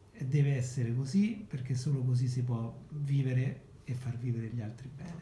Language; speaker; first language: Italian; native; Italian